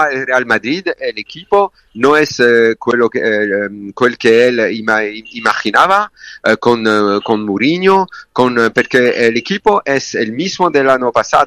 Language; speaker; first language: Spanish; non-native, learner; French